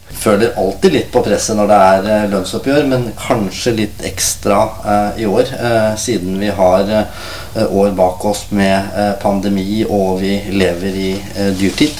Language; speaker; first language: Norwegian; native; Norwegian